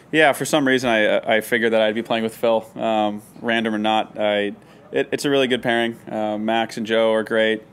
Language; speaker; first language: English; native; English